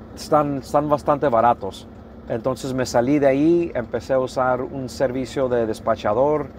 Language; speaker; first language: Spanish; early bilingual, heritage; Spanish